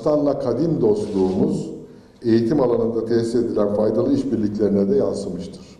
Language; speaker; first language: Turkish; native; Turkish